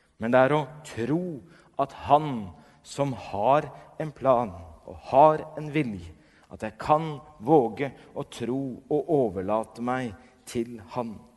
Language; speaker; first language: Norwegian; native; Norwegian